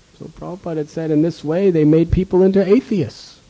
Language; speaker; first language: English; native; English